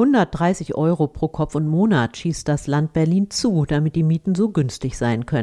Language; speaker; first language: German; native; German